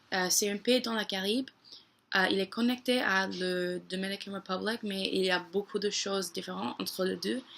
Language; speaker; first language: French; non-native, learner; English